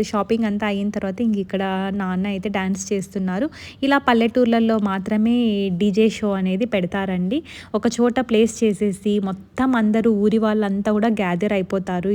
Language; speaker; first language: Telugu; non-native, local second language; Lambadi